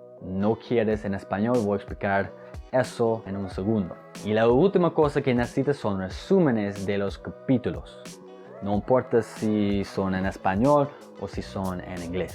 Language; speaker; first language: Spanish; non-native, fluent; English